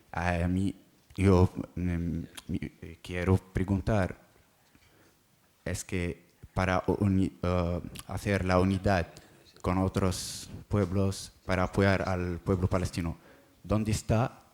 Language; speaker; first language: Spanish; non-native, learner; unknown